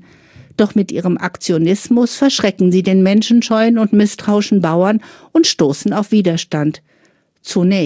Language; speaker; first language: German; native; German